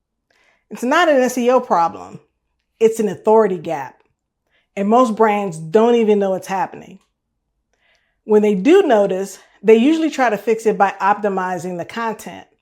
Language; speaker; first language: English; native; English